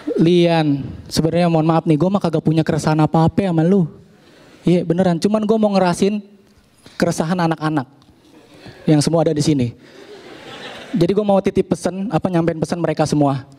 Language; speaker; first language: Indonesian; native; Indonesian